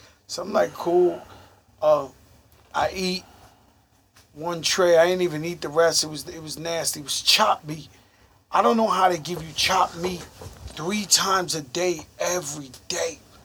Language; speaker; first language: English; early bilingual, other home language; Spanish